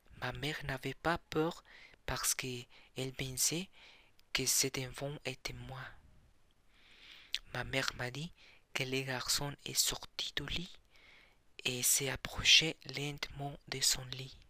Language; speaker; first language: French; non-native, learner; Spanish